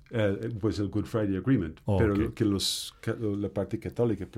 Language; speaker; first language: Spanish; non-native, fluent; English